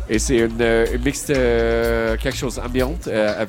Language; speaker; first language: French; non-native, learner; English